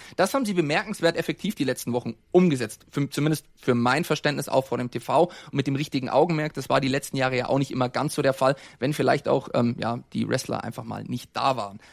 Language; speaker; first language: German; native; German